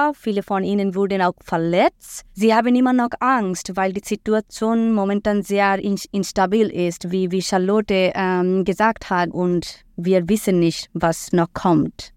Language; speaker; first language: German; non-native, fluent; Bangla